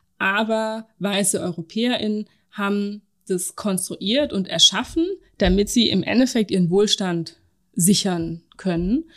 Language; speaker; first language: German; native; German